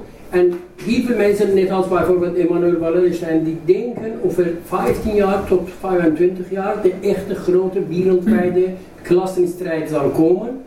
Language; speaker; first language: Dutch; non-native, fluent; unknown